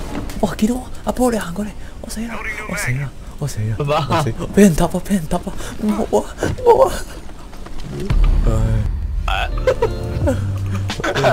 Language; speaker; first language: Chinese; native; Chinese